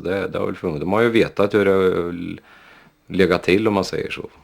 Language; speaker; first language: Swedish; native; Swedish